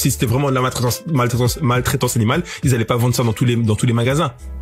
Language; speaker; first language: French; native; French